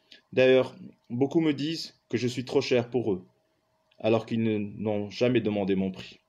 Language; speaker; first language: French; non-native, local second language; Kabyle